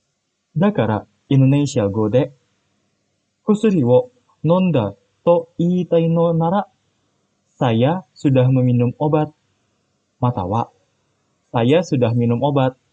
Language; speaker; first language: Japanese; non-native, fluent; Indonesian